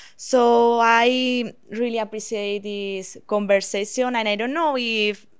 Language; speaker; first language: English; non-native, fluent; Spanish